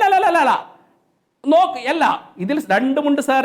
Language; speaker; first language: Malayalam; native; Malayalam